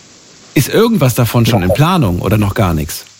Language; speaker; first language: German; native; German